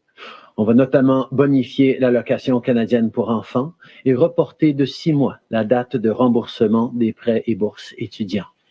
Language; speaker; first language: French; native; French